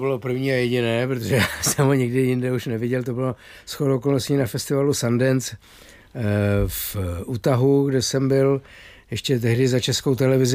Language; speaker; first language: Czech; native; Czech